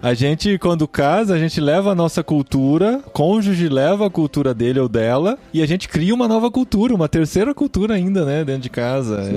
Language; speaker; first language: Portuguese; native; Portuguese